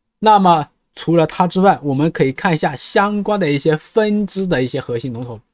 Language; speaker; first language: Chinese; native; Chinese